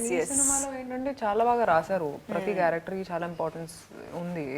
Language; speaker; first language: Telugu; non-native, fluent; Hindi